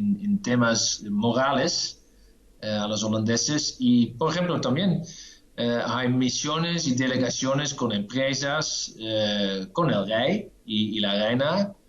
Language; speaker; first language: Spanish; non-native, fluent; Dutch